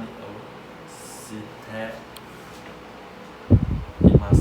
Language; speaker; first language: Japanese; non-native, learner; Chinese